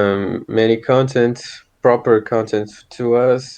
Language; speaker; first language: English; non-native, fluent; Portuguese